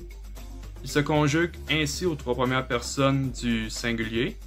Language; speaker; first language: French; native; French